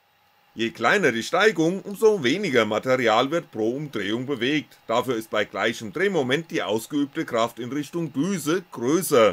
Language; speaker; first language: German; native; German